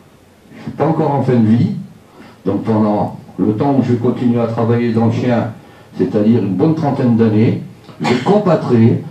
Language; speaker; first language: French; native; French